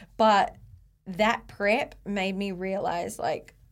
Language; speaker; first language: English; native; English